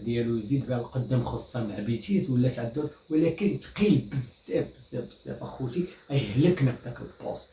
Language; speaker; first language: Arabic; native; Arabic